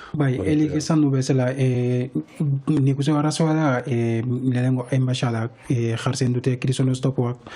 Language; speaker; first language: Basque; non-native, fluent; Wolof